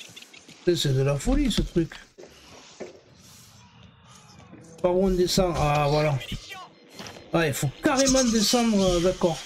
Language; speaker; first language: French; native; French